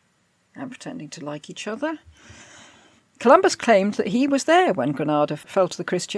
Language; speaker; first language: English; native; English